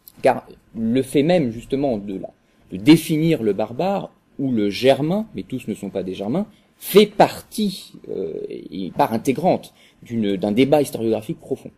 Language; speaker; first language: French; native; French